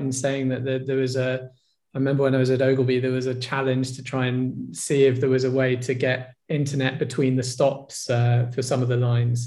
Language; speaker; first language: English; native; English